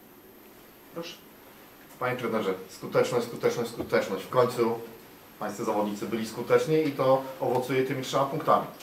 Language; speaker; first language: Polish; native; Polish